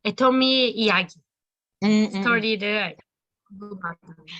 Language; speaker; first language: Korean; non-native, learner; Turkish